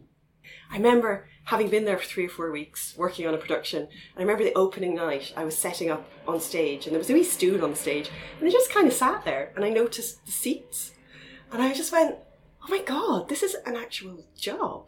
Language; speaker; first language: English; native; English